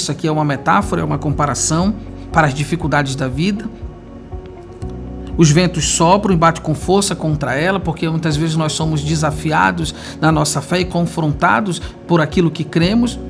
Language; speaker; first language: Portuguese; native; Portuguese